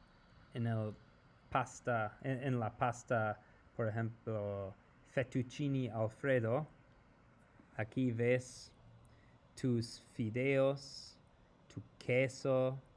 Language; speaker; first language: Spanish; non-native, fluent; English